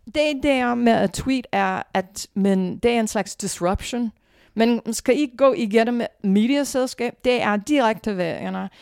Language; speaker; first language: Danish; non-native, fluent; English